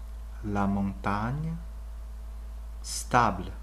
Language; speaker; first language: French; non-native, fluent; Vietnamese